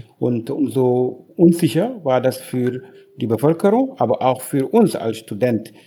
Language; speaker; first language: German; non-native, fluent; Wolof